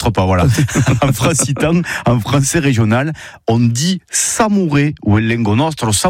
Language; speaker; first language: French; native; French